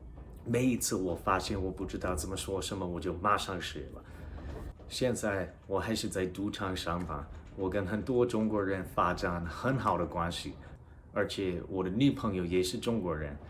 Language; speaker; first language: Chinese; non-native, fluent; English